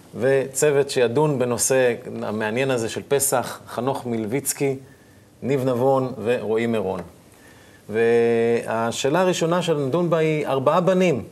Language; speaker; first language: Hebrew; native; Hebrew